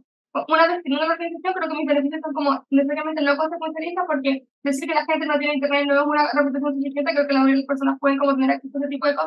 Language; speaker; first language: Spanish; native; Spanish